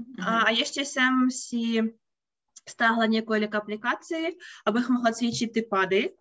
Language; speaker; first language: Czech; non-native, fluent; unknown